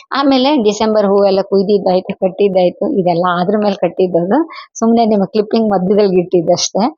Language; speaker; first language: Kannada; native; Kannada